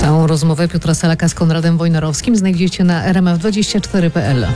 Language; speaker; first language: Polish; native; Polish